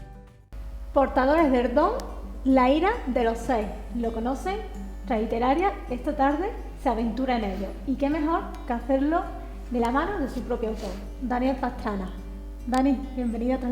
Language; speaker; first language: Spanish; native; Spanish